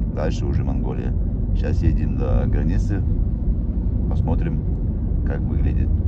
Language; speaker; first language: Russian; non-native, local second language; Yakut